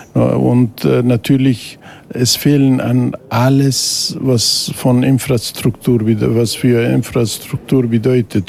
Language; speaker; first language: German; non-native, fluent; Kurdish